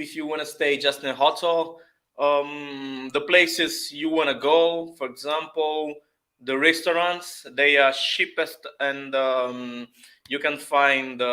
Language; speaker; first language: English; non-native, fluent; Portuguese